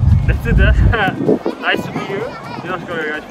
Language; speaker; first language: Japanese; non-native, learner; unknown